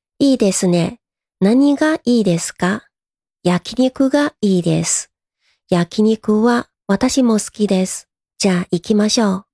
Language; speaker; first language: Japanese; non-native, fluent; Chinese